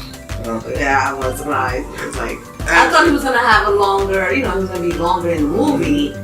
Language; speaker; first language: English; native; English